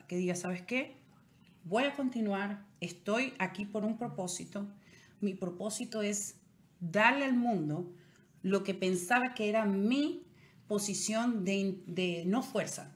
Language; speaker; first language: Spanish; native; Spanish